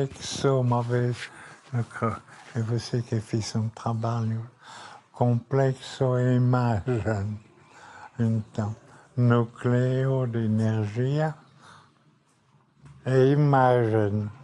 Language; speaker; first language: Portuguese; non-native, fluent; French